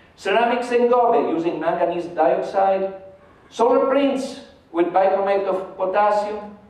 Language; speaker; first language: English; non-native, fluent; Spanish